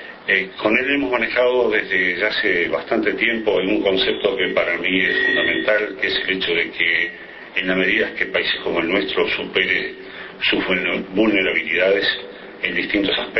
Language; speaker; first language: Spanish; native; Spanish